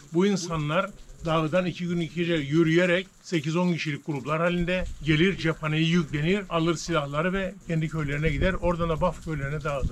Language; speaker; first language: Turkish; native; Turkish